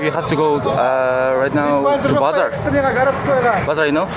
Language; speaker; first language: English; non-native, learner; Kazakh